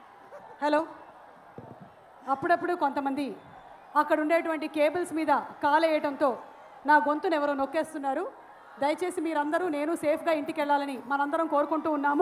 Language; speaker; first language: Telugu; native; Telugu